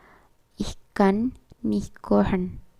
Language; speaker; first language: German; non-native, learner; Indonesian